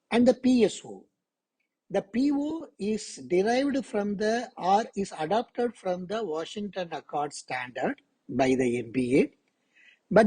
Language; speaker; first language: English; non-native, local second language; Tamil